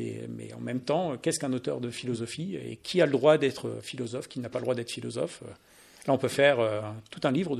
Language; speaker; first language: French; native; French